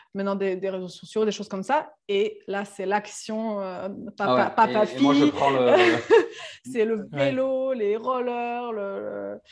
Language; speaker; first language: French; non-native, fluent; Serbian